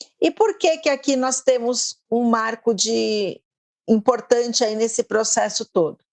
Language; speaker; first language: Portuguese; native; Portuguese